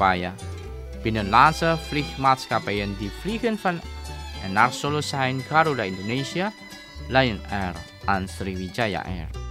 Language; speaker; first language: Dutch; non-native, fluent; Indonesian